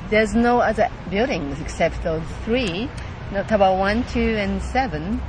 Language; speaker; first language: English; non-native, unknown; Japanese